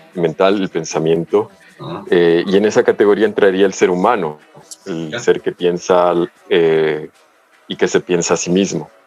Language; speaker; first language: Spanish; early bilingual, heritage; Spanish